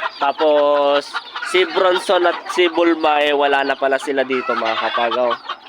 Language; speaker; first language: Filipino; native; Filipino